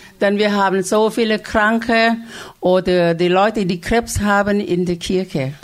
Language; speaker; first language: German; non-native, learner; Thai